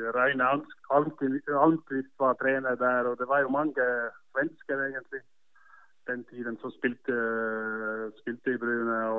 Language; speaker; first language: Norwegian; non-native, fluent; Estonian